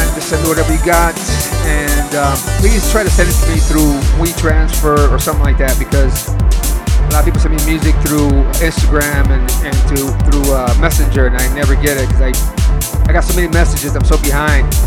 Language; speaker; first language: English; early bilingual, other home language; Spanish